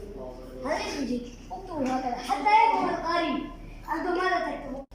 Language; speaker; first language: Arabic; non-native, learner; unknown